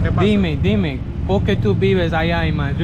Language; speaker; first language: Spanish; non-native, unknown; English